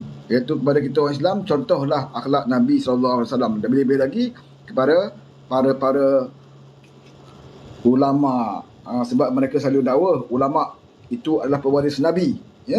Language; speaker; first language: Malay; native; Malay